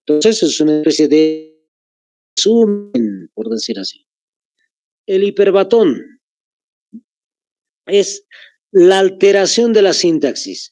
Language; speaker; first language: Spanish; native; Spanish